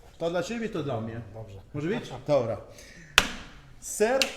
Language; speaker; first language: Polish; non-native, learner; Italian